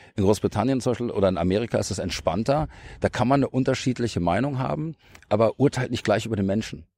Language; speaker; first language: German; native; German